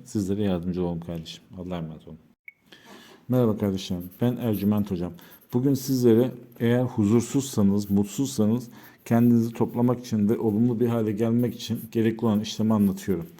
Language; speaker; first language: Turkish; native; Turkish